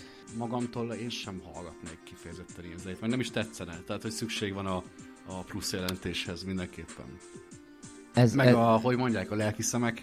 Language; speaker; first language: Hungarian; native; Hungarian